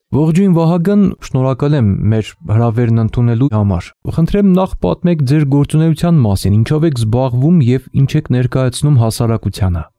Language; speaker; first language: Armenian; native; Armenian